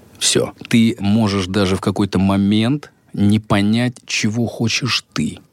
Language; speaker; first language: Russian; native; Russian